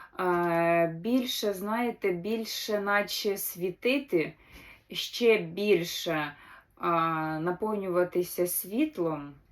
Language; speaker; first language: Ukrainian; native; Ukrainian